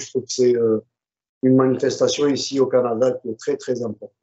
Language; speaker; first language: French; non-native, local second language; Arabic